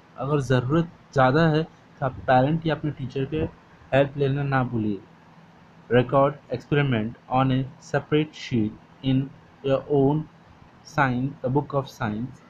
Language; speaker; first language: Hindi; non-native, local second language; Marathi